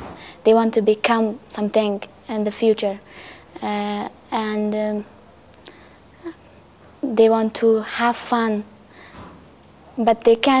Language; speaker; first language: English; non-native, learner; Persian